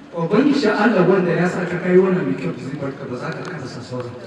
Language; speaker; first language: Hausa; non-native, local second language; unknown